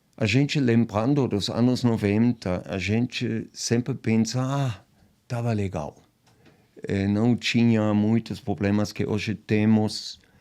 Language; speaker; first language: Portuguese; non-native, fluent; German